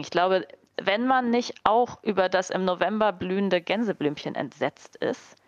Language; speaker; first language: German; native; German